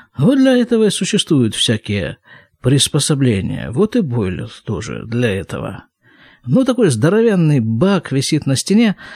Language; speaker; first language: Russian; native; Russian